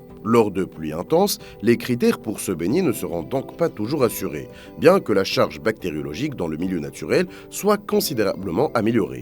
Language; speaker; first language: French; native; French